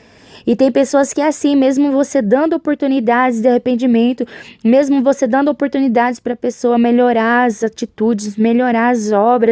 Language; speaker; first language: Portuguese; native; Portuguese